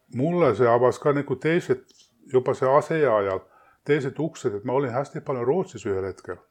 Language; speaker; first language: Estonian; non-native, fluent; Swedish